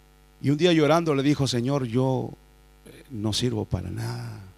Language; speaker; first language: Spanish; native; Spanish